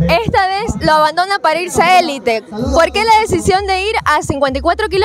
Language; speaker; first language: Spanish; native; Spanish